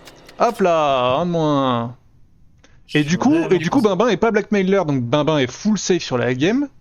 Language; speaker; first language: French; native; French